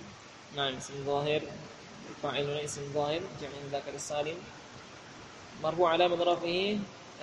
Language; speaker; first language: Arabic; non-native, fluent; Indonesian